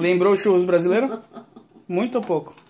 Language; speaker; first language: Portuguese; native; Portuguese